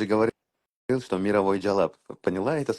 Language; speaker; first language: Russian; non-native, fluent; Uzbek